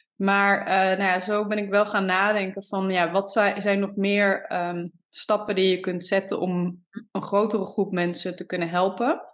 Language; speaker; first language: Dutch; native; Dutch